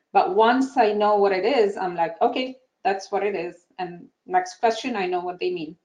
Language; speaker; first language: English; non-native, fluent; Arabic